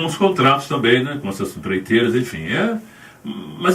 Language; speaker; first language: Portuguese; native; Portuguese